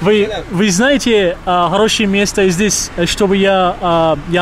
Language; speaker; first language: Russian; non-native, learner; Turkish